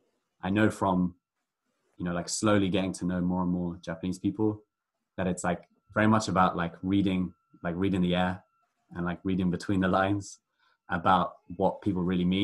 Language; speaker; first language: English; native; English